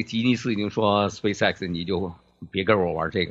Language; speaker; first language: Chinese; native; Chinese